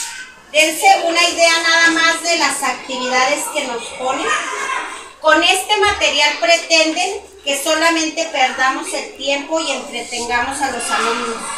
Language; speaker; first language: Spanish; native; Spanish